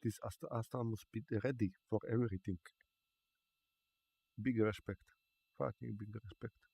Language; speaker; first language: English; non-native, learner; Slovak